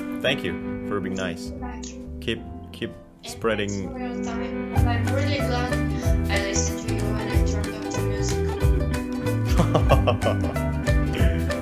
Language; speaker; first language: English; non-native, fluent; Indonesian